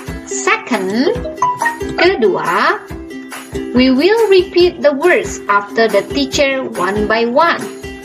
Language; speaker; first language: English; non-native, fluent; Indonesian